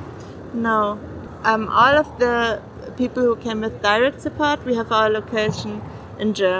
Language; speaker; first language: English; non-native, fluent; German